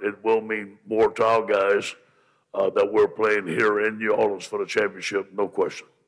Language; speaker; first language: English; native; English